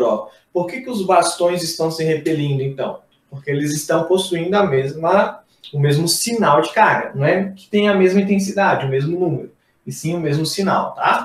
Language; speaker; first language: Portuguese; native; Portuguese